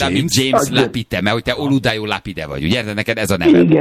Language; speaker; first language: Hungarian; native; Hungarian